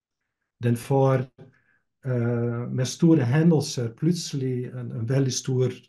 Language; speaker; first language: Norwegian; non-native, fluent; Dutch